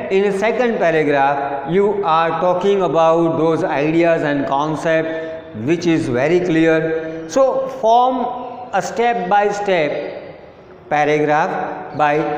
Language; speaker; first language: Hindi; non-native, local second language; Gujarati